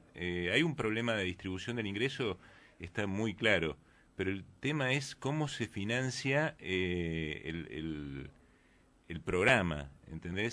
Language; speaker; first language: Spanish; native; Spanish